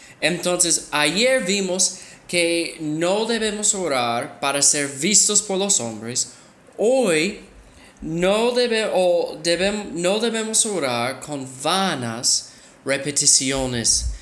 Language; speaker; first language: Spanish; non-native, fluent; English